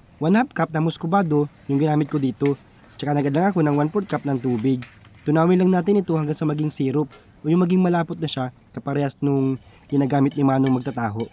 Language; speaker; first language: Filipino; native; Filipino